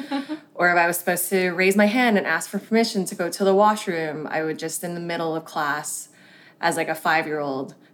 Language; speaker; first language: English; early bilingual, other home language; Cantonese